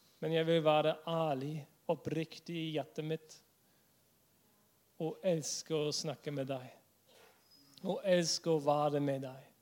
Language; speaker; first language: Norwegian; non-native, fluent; English